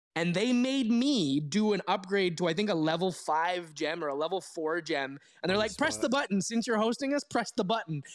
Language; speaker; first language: English; native; English